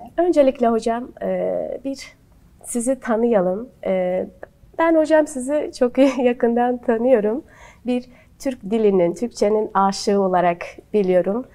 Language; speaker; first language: Turkish; native; Turkish